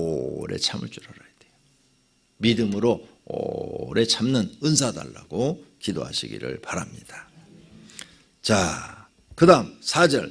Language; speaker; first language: Korean; native; Korean